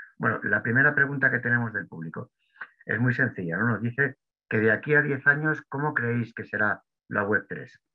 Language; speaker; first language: Spanish; native; Spanish